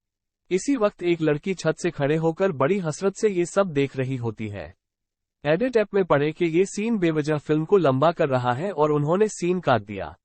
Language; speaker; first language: Hindi; native; Hindi